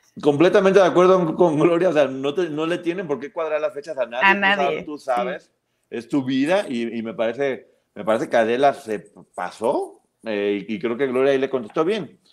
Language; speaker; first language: Spanish; native; Spanish